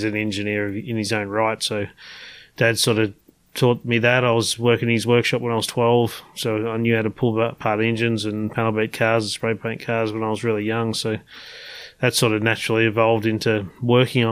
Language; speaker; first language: English; native; English